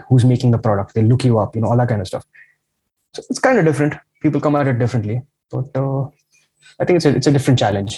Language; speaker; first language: English; non-native, local second language; Marathi